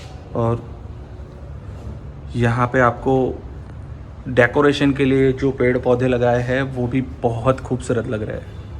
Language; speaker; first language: Hindi; native; Hindi